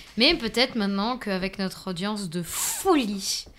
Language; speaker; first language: French; native; French